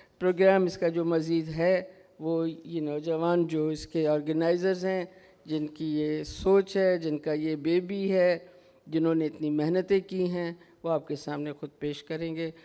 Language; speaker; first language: Urdu; non-native, local second language; Sindhi